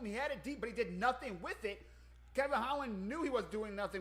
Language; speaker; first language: English; native; English